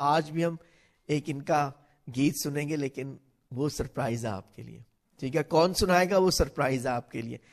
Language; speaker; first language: Urdu; non-native, local second language; Punjabi